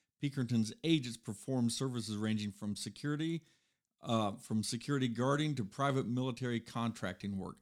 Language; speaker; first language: English; native; English